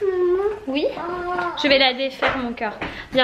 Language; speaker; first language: French; native; French